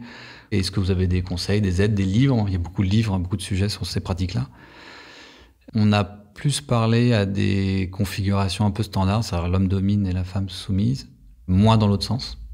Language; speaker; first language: French; native; French